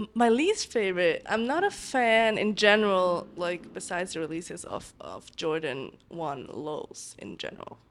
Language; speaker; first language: English; non-native, fluent; Italian